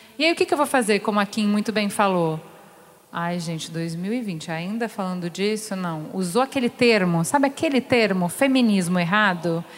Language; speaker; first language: Portuguese; native; Portuguese